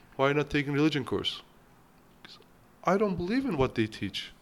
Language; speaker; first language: English; non-native, fluent; Turkish